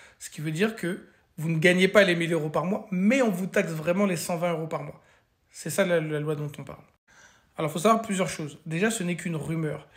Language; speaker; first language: French; native; French